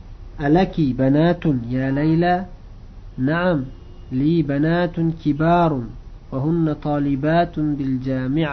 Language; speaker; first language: Arabic; non-native, fluent; Uzbek